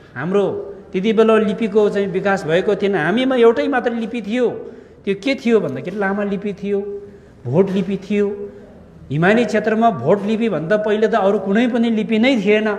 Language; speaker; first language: Nepali; non-native, local second language; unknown